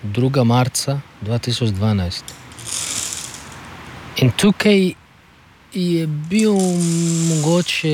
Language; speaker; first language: Slovenian; non-native, learner; Arabic